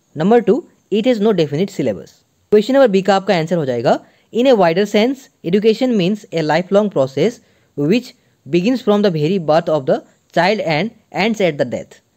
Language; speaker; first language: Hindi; non-native, local second language; Assamese